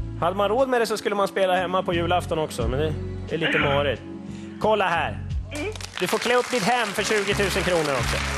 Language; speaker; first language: Swedish; native; Swedish